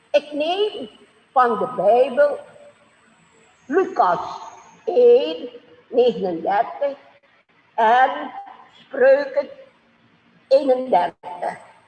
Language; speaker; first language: Dutch; non-native, fluent; Indonesian